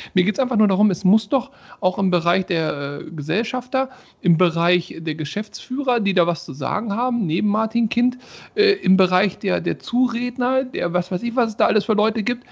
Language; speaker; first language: German; native; German